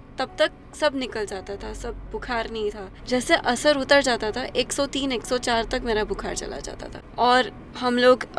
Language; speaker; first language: Hindi; early bilingual, heritage; Hindi